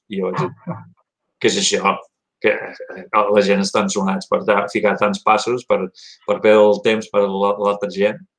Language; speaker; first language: Catalan; early bilingual, heritage; Catalan